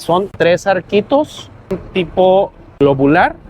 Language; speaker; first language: Spanish; native; Spanish